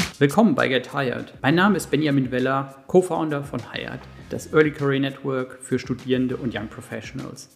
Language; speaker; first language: German; native; German